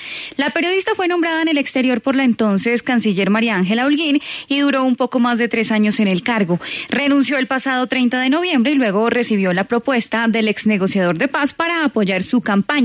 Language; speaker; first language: Spanish; native; Spanish